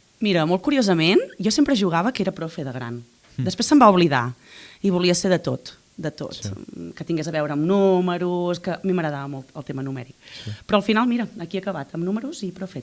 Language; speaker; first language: Catalan; native; Catalan